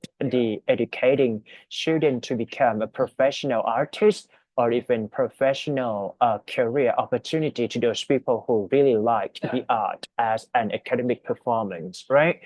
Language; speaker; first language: English; non-native, fluent; Thai